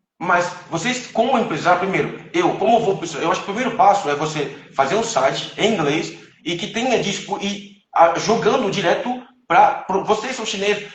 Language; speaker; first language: Portuguese; non-native, fluent; Chinese